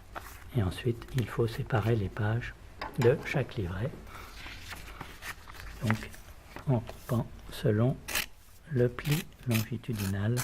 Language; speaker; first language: French; native; French